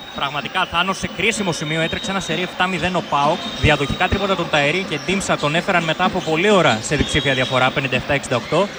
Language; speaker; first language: Greek; native; Greek